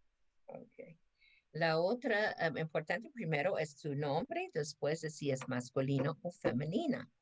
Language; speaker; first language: Spanish; non-native, fluent; English